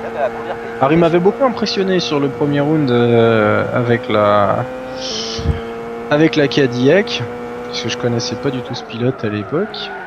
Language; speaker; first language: French; native; French